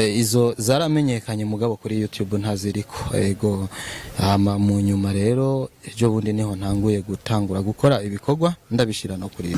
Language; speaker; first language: Rundi; early bilingual, heritage; Rundi